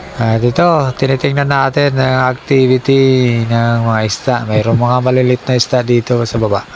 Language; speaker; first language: Filipino; non-native, local second language; Cebuano